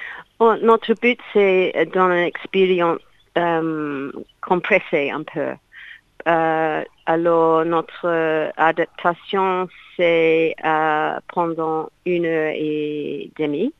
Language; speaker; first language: French; non-native, learner; English